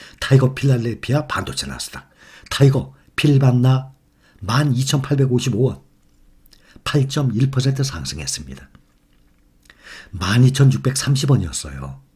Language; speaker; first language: Korean; native; Korean